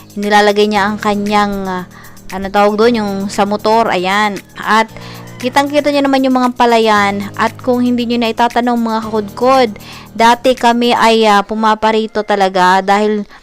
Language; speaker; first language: Filipino; non-native, local second language; Bikol